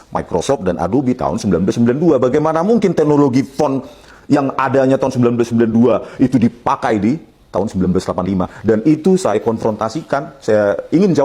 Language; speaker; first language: Indonesian; native; Indonesian